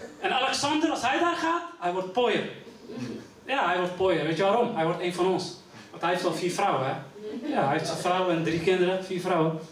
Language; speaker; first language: Dutch; early bilingual, other home language; Riffian